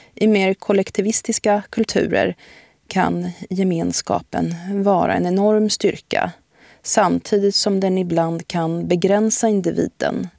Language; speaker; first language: Swedish; early bilingual, other home language; Arabic